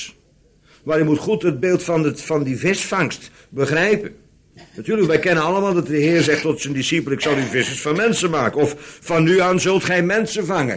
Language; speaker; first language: Dutch; native; Dutch